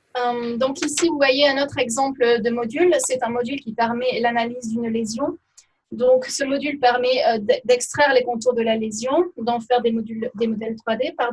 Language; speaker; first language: French; native; French